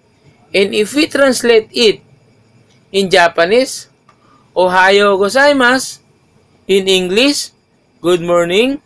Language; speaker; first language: English; non-native, local second language; Maguindanaon